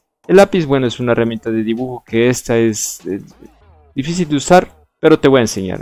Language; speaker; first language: Spanish; native; Spanish